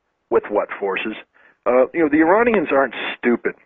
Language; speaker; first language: English; native; English